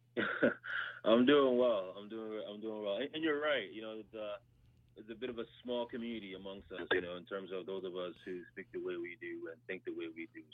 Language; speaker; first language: English; early bilingual, other home language; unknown